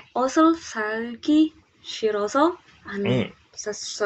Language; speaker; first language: Korean; non-native, learner; English